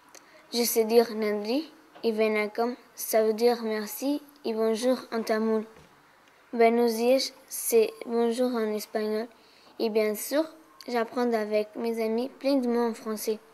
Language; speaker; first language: French; early bilingual, other home language; Portuguese